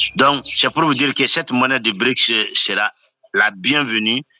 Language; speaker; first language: French; non-native, local second language; Bambara